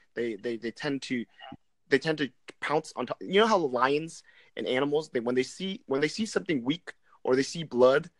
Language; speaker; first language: English; non-native, fluent; Vietnamese